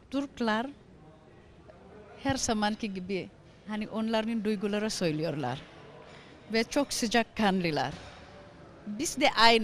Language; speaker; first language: Turkish; non-native, fluent; Filipino